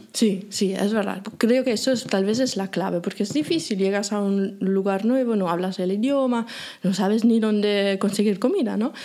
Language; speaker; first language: Spanish; non-native, fluent; German